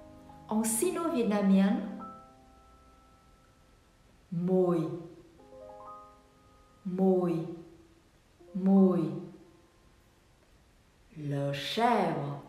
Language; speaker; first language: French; non-native, fluent; Vietnamese